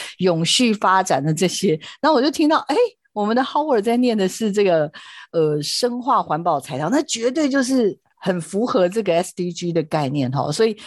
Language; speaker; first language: Chinese; native; Chinese